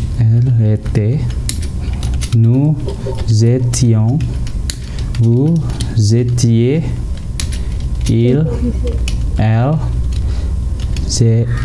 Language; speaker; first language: French; non-native, fluent; Indonesian